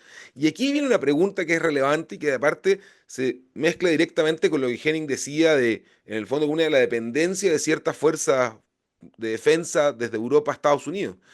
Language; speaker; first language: Spanish; native; Spanish